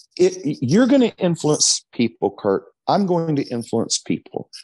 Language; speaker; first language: English; native; English